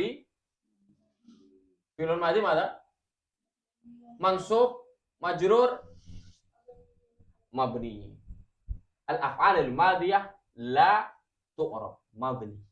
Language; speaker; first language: Arabic; non-native, fluent; Indonesian